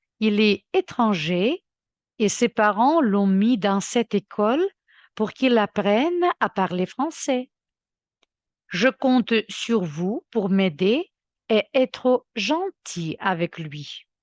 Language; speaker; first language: French; non-native, fluent; Ukrainian